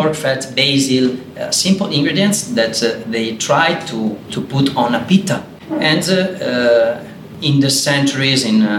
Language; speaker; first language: English; non-native, learner; Italian